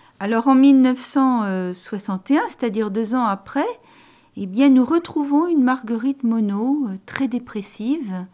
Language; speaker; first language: French; native; French